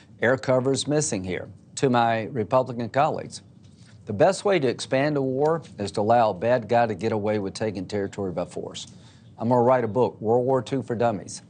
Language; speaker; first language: English; native; English